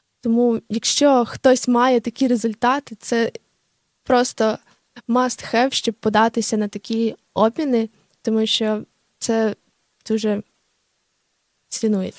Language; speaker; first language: Ukrainian; native; Ukrainian